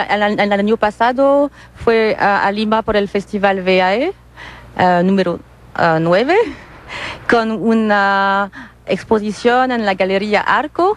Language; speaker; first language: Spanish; non-native, learner; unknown